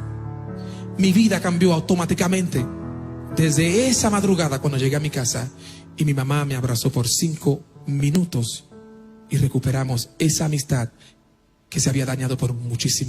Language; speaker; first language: Spanish; non-native, fluent; Haitian Creole